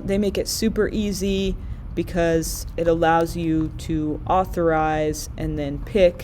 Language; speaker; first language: English; native; English